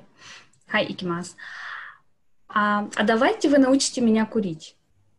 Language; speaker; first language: Russian; non-native, learner; Japanese